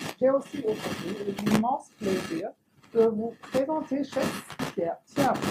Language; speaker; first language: French; non-native, fluent; English